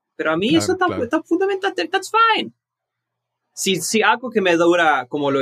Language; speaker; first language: Spanish; early bilingual, heritage; Spanish